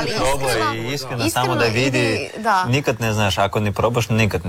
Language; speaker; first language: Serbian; non-native, learner; Russian